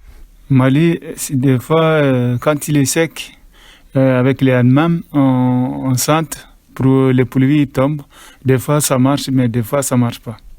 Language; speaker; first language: French; non-native, learner; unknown